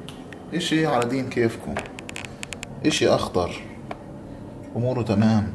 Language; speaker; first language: Arabic; native; Arabic